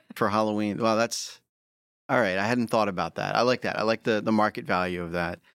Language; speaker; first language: English; native; English